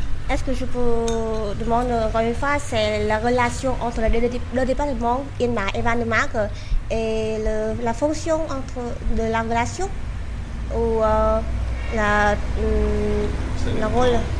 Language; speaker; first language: French; non-native, learner; Vietnamese